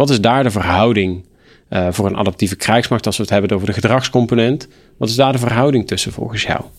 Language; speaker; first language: Dutch; native; Dutch